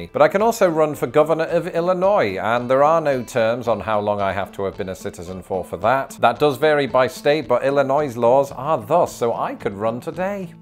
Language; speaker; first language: English; native; English